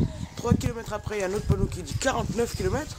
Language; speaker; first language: French; native; French